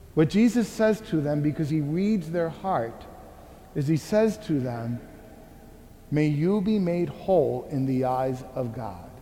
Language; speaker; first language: English; early bilingual, other home language; Spanish